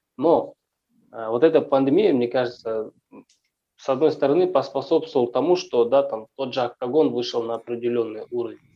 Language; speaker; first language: Russian; native; Russian